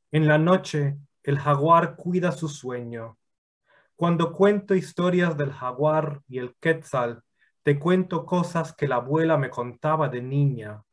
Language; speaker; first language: Spanish; early bilingual, other home language; English